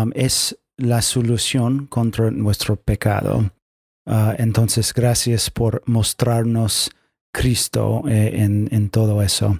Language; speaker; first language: Spanish; non-native, fluent; English